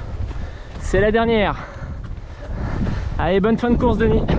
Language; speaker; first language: French; native; French